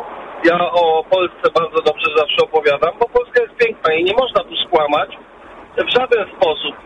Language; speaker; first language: Polish; early bilingual, heritage; Polish